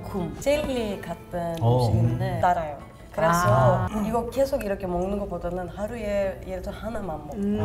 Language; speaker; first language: Korean; non-native, fluent; Turkish